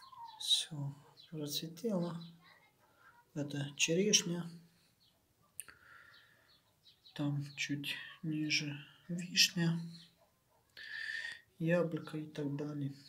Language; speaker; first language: Russian; non-native, local second language; Romanian